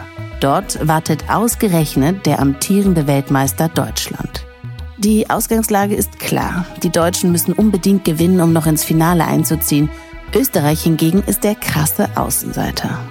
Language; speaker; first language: German; native; German